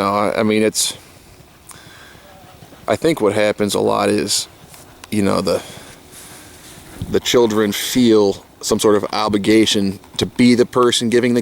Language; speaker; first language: English; native; English